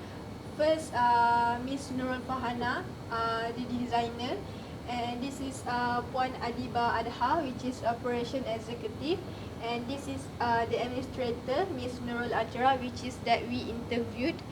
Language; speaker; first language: English; non-native, learner; Malay